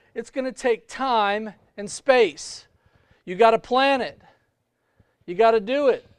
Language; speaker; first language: English; native; English